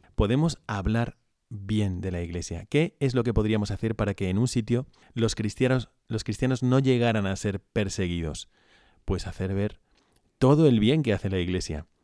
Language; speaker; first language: Spanish; native; Spanish